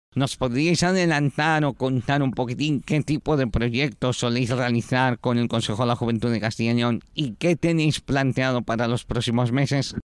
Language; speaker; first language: Spanish; native; Spanish